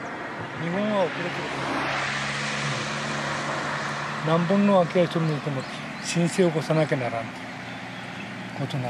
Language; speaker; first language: Japanese; native; Japanese